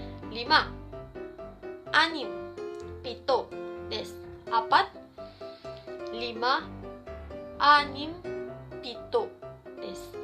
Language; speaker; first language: Japanese; non-native, fluent; Filipino